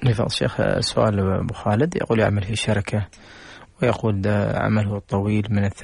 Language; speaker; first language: Arabic; native; Arabic